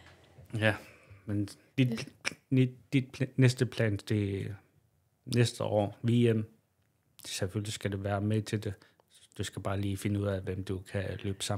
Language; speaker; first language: Danish; non-native, local second language; Kalaallisut